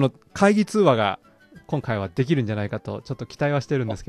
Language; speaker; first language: Japanese; native; Japanese